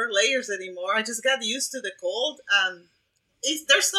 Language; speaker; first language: English; non-native, fluent; Spanish